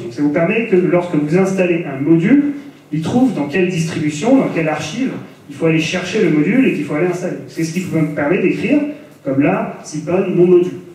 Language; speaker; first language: French; native; French